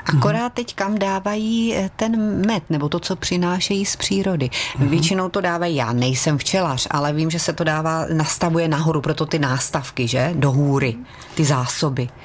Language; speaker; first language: Czech; native; Czech